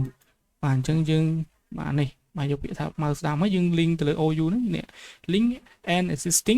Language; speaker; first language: Khmer; native; Khmer